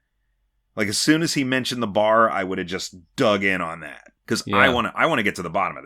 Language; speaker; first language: English; native; English